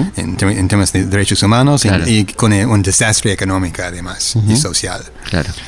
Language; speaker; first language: Spanish; non-native, fluent; English